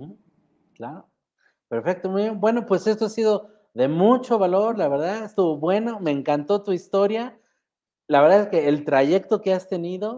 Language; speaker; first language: Spanish; native; Spanish